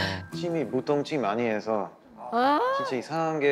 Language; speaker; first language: Korean; non-native, learner; Bulgarian